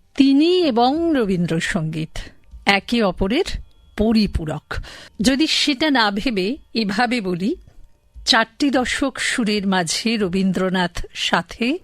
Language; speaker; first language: Bangla; native; Bangla